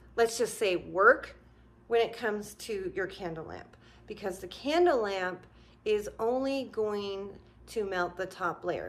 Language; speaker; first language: English; native; English